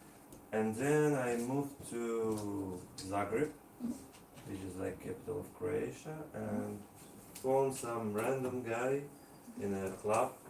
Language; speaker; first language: English; non-native, learner; Russian